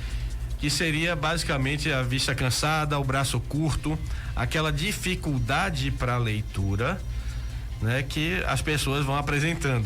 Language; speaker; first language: Portuguese; native; Portuguese